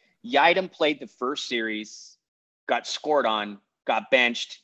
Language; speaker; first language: English; native; English